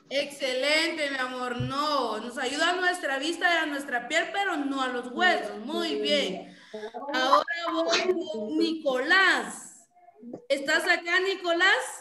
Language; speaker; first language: Spanish; native; Spanish